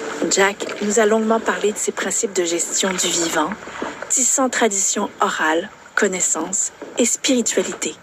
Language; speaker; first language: French; native; French